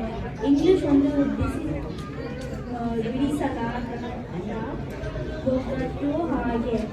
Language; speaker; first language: Kannada; early bilingual, heritage; Kannada